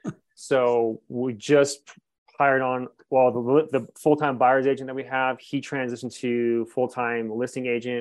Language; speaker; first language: English; native; English